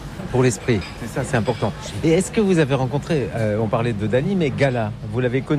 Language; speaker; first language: French; native; French